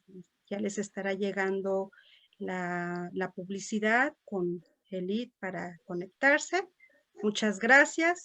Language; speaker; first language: Spanish; native; Spanish